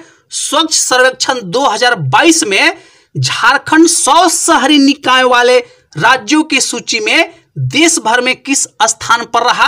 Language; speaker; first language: Hindi; native; Hindi